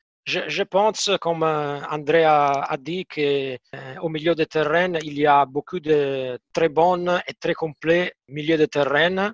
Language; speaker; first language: French; non-native, fluent; Italian